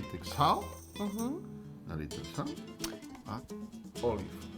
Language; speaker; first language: English; non-native, learner; Catalan